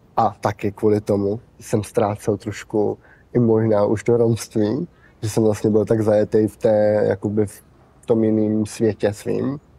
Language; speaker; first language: Czech; early bilingual, heritage; Czech